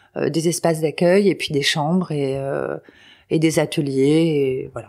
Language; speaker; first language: French; non-native, local second language; Arabic